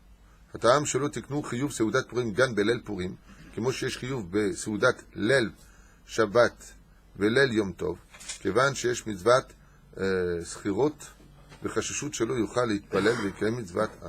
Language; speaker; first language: Hebrew; non-native, fluent; French